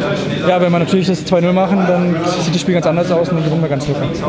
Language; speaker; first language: German; native; German